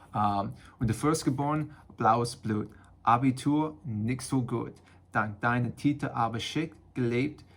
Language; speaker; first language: German; non-native, learner; English